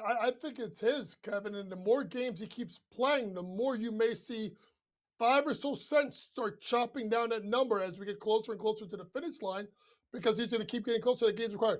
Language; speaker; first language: English; native; English